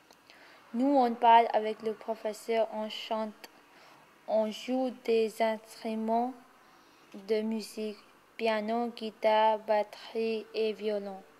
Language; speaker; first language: French; non-native, learner; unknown